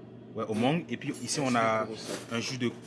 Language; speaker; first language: French; native; French